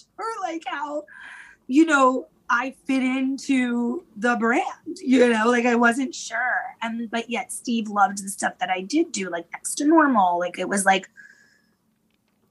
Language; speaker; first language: English; native; English